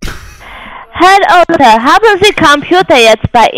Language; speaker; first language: German; non-native, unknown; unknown